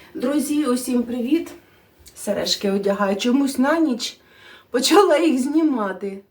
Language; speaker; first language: Ukrainian; non-native, local second language; Russian